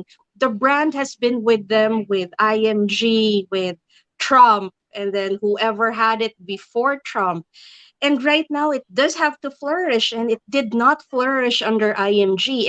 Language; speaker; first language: English; non-native, local second language; Filipino